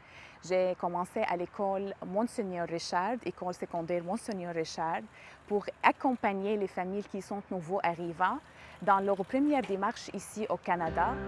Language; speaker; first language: French; non-native, learner; Arabic